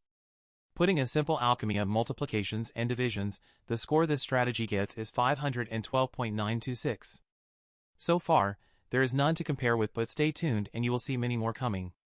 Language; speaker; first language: English; non-native, fluent; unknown